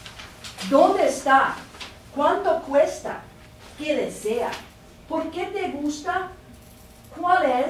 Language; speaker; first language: Spanish; non-native, fluent; Portuguese